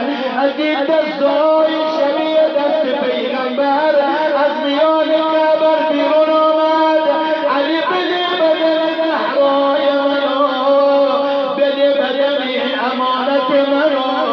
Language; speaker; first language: Persian; native; Persian